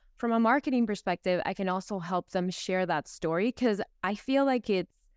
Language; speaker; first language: English; early bilingual, other home language; Spanish